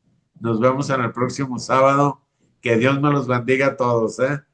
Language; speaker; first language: Spanish; native; Spanish